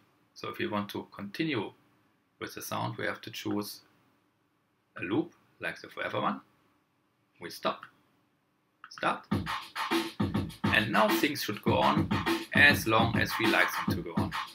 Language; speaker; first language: English; non-native, fluent; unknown